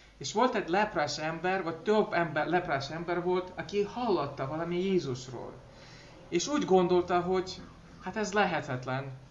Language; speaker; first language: Hungarian; non-native, learner; Russian